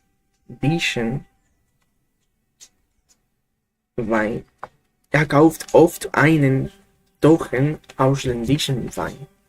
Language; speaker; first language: German; non-native, learner; Spanish